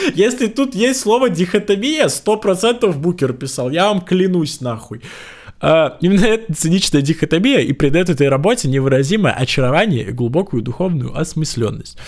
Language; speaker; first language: Russian; native; Russian